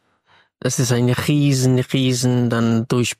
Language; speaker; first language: German; non-native, fluent; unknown